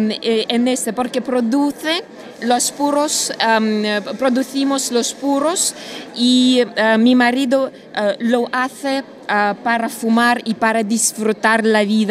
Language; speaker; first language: Spanish; non-native, learner; Russian